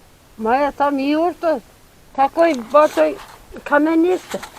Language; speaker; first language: Russian; non-native, learner; Kazakh